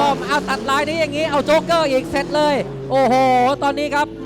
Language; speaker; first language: Thai; native; Thai